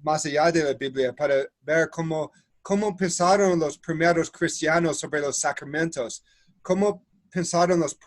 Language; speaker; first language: Spanish; non-native, fluent; English